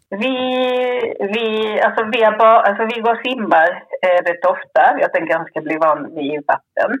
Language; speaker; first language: Swedish; early bilingual, other home language; Spanish